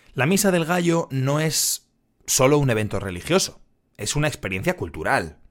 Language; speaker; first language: Spanish; native; Spanish